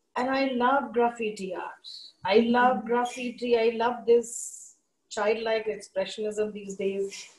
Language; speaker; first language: English; non-native, local second language; Hindi